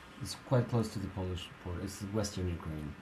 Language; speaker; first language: English; non-native, fluent; Polish